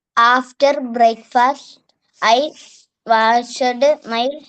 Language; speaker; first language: English; non-native, learner; Malayalam